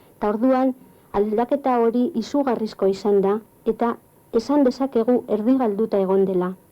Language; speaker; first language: Basque; early bilingual, other home language; Galician